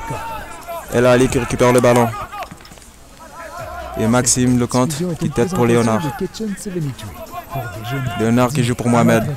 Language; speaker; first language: French; native; French